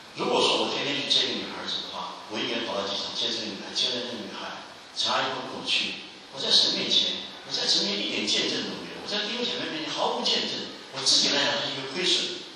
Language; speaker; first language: Chinese; native; Chinese